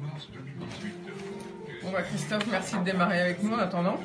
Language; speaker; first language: French; native; French